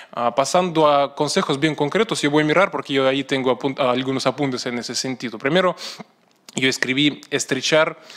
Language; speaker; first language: Spanish; non-native, fluent; Russian